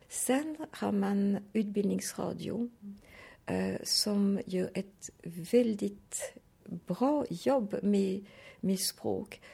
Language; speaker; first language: Swedish; non-native, fluent; French